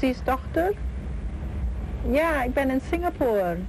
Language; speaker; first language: Dutch; early bilingual, heritage; Dutch